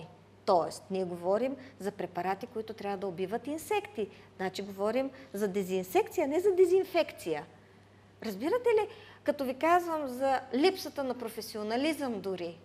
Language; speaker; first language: Bulgarian; native; Bulgarian